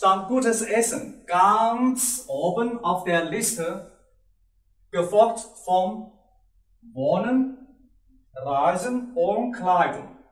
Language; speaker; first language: German; non-native, learner; Chinese